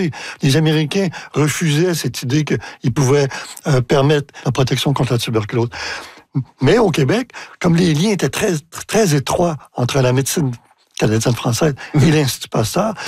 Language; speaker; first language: French; native; French